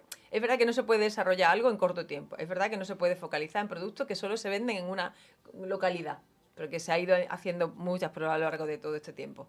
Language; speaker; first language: Spanish; native; Spanish